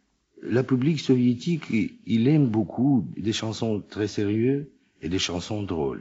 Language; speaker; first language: French; non-native, learner; Russian